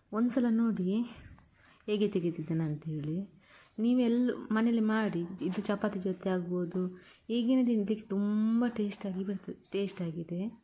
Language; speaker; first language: Kannada; non-native, local second language; Tulu